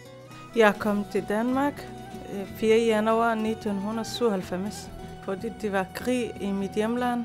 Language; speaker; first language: Danish; non-native, fluent; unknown